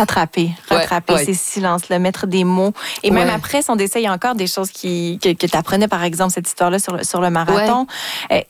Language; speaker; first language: French; native; French